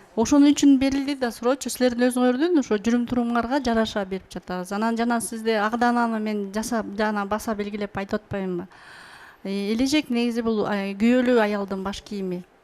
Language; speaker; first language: Kyrgyz; native; Kyrgyz